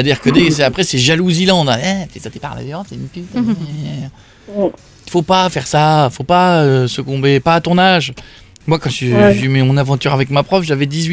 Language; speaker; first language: French; native; French